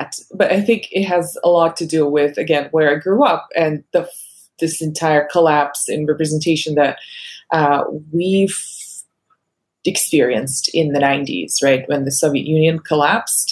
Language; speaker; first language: English; non-native, fluent; Russian